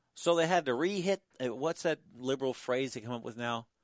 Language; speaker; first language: English; native; English